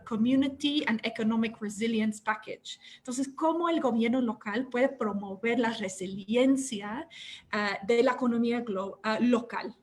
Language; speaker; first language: Spanish; non-native, fluent; English